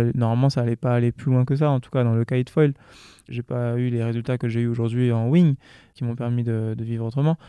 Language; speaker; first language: French; native; French